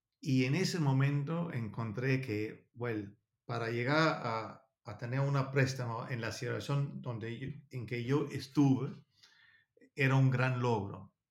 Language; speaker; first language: Spanish; non-native, learner; Danish